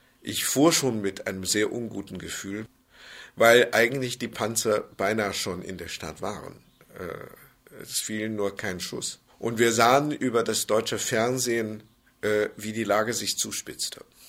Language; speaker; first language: German; non-native, fluent; Chinese